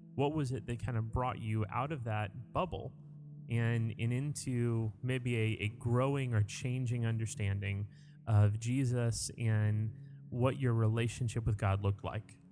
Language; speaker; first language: English; native; English